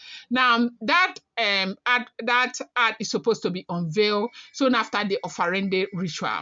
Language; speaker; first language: English; non-native, local second language; Yoruba